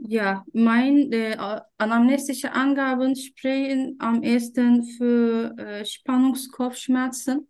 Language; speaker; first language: German; non-native, fluent; Turkish